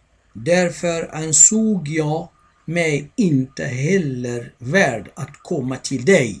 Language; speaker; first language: Swedish; non-native, fluent; Arabic